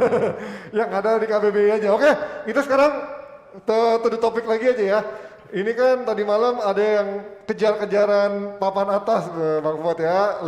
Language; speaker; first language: Indonesian; native; Indonesian